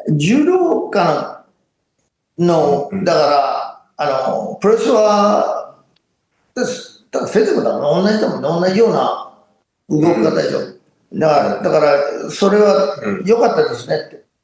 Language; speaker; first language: Japanese; non-native, fluent; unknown